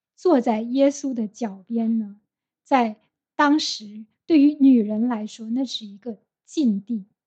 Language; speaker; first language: Chinese; native; Chinese